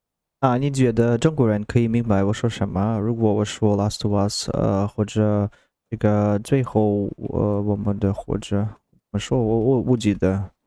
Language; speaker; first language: Chinese; non-native, learner; Russian